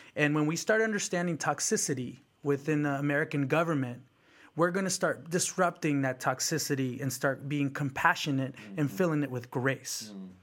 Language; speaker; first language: English; early bilingual, other home language; Spanish